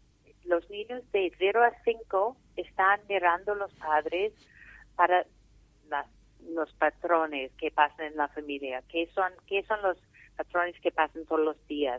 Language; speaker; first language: Spanish; non-native, fluent; English